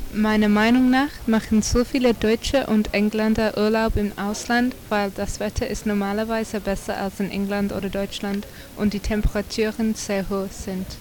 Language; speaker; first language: German; non-native, learner; English